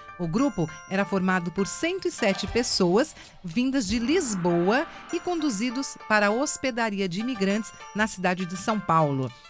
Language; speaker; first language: Portuguese; native; Portuguese